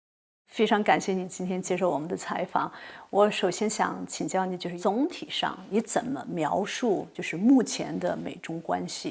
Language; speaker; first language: Chinese; native; Chinese